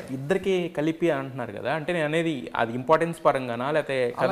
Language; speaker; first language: Telugu; native; Telugu